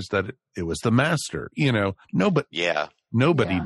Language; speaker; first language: English; native; English